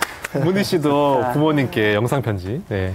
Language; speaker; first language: Korean; native; Korean